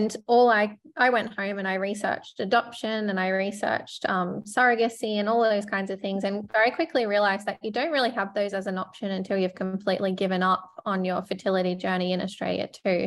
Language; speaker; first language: English; native; English